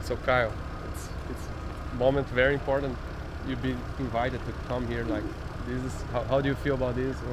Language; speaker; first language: English; non-native, learner; Portuguese